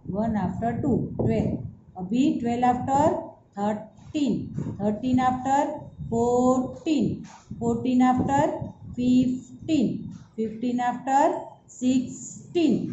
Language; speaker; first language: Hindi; non-native, local second language; Gujarati